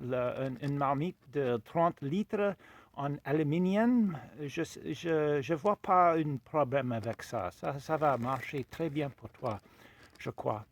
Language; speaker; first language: French; non-native, fluent; English